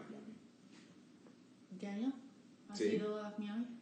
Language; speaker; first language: Spanish; non-native, learner; English